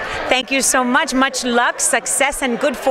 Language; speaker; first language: English; native; English